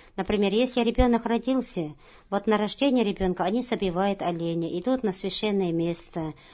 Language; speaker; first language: Russian; non-native, local second language; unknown